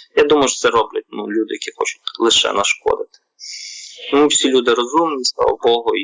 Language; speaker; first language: Ukrainian; native; Ukrainian